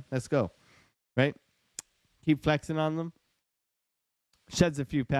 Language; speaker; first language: English; native; English